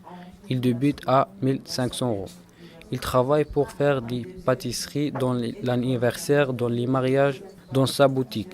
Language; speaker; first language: French; non-native, local second language; Arabic